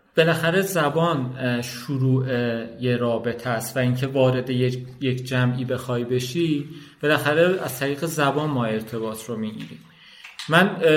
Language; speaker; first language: Persian; non-native, local second language; Azerbaijani